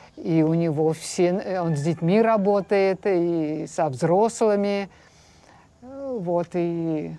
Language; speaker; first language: Russian; native; Russian